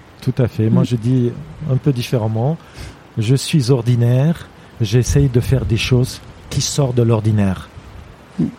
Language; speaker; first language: French; non-native, fluent; Armenian